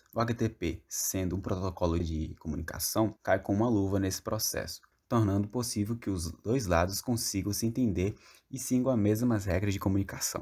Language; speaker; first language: Portuguese; native; Portuguese